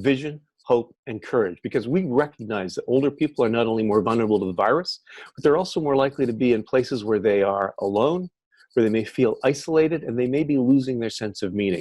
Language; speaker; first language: English; native; English